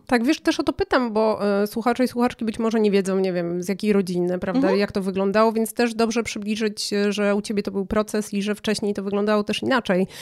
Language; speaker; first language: Polish; native; Polish